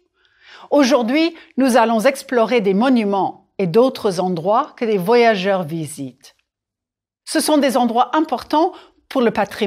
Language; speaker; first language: French; non-native, fluent; English